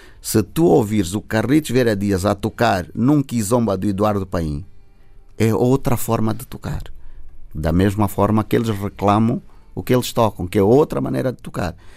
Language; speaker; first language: Portuguese; native; Portuguese